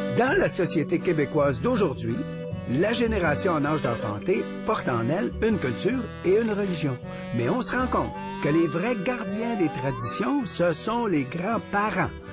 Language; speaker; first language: French; native; French